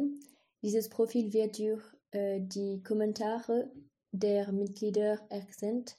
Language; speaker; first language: German; non-native, learner; French